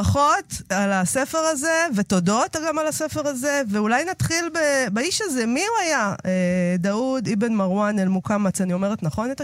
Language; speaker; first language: Hebrew; native; Hebrew